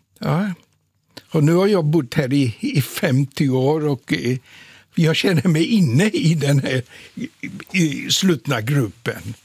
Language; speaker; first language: Swedish; non-native, fluent; Polish